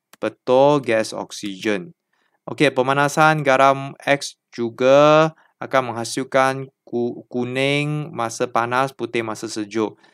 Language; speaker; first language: Malay; non-native, local second language; Chinese